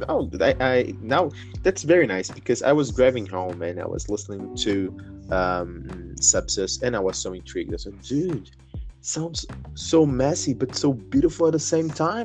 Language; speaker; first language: English; non-native, fluent; Portuguese